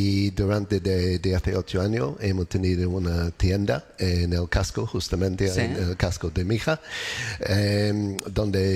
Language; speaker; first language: Spanish; non-native, learner; English